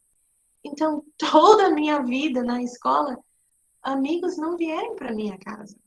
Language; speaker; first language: Portuguese; non-native, fluent; English